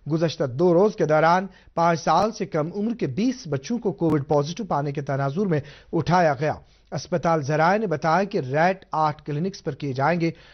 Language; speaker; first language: Urdu; non-native, local second language; Kashmiri